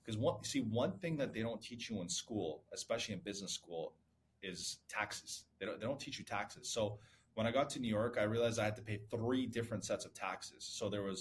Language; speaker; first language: English; early bilingual, other home language; Persian